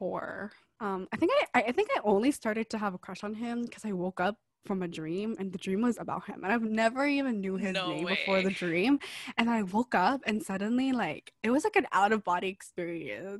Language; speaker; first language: English; early bilingual, other home language; Cantonese